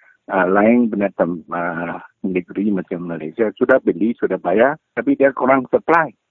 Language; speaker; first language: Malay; non-native, local second language; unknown